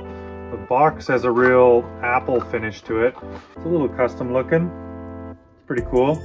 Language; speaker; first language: English; native; English